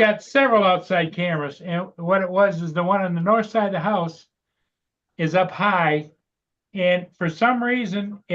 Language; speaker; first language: English; native; English